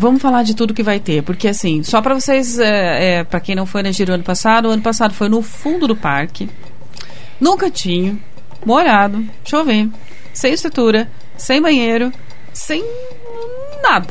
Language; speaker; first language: Portuguese; native; Portuguese